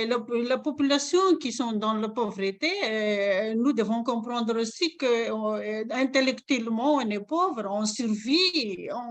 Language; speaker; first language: French; non-native, local second language; Malagasy